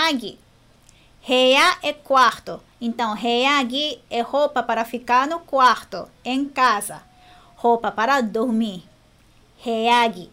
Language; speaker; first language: Portuguese; non-native, fluent; Japanese